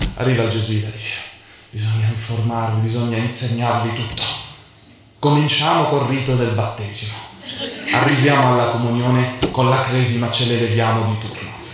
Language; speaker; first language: Italian; non-native, fluent; Arabic